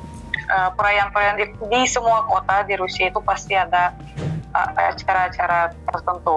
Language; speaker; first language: Indonesian; non-native, fluent; Russian